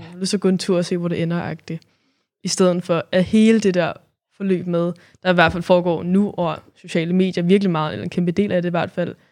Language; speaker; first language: Danish; native; Danish